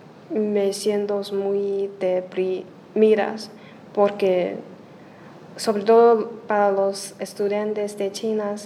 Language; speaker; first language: Spanish; non-native, learner; Chinese